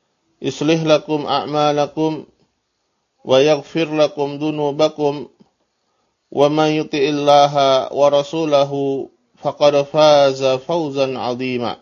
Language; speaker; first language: Arabic; non-native, fluent; Indonesian